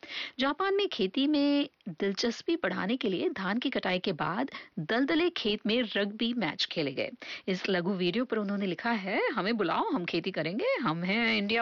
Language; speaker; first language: Hindi; native; Hindi